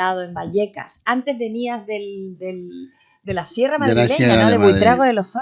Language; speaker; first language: Spanish; native; Spanish